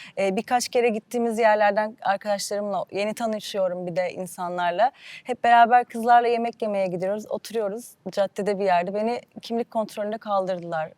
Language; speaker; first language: Turkish; early bilingual, heritage; Turkish